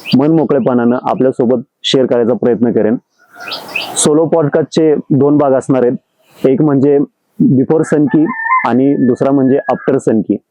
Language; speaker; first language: Marathi; non-native, local second language; Kannada